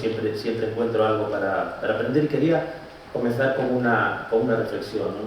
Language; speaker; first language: Spanish; native; Spanish